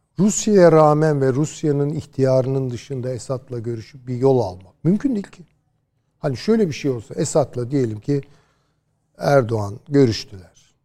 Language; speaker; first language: Turkish; native; Turkish